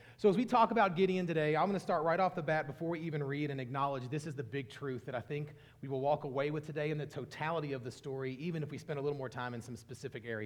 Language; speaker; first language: English; native; English